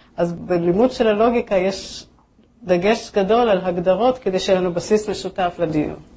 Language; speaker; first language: Hebrew; native; Hebrew